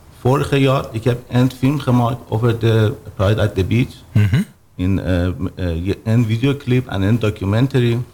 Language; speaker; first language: Dutch; non-native, learner; Persian